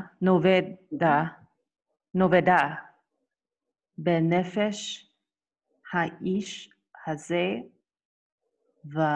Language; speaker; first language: Hebrew; non-native, learner; English